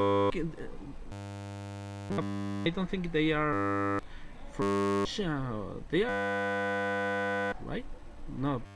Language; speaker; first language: English; non-native, learner; Spanish